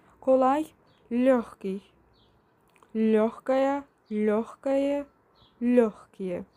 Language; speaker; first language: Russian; non-native, fluent; Turkish